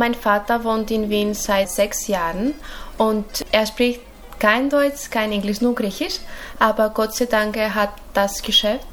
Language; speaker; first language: German; non-native, learner; Greek